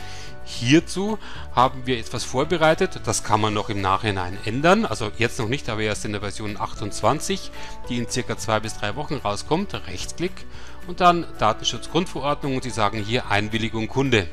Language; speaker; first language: German; native; German